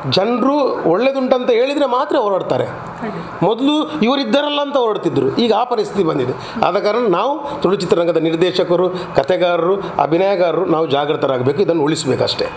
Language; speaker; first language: Kannada; non-native, local second language; Tulu